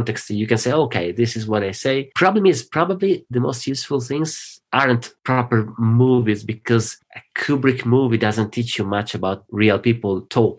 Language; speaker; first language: English; non-native, fluent; Italian